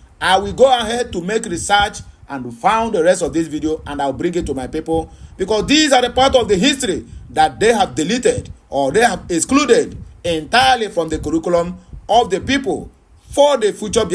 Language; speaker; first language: English; non-native, local second language; Igbo